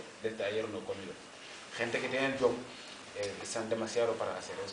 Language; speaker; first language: Spanish; non-native, learner; Wolof